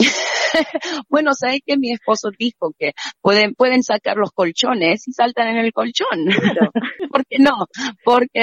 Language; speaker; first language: Spanish; native; Spanish